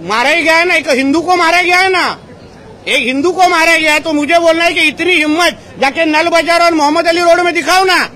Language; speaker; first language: Hindi; non-native, local second language; Marathi